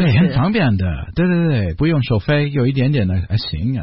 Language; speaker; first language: Chinese; non-native, learner; English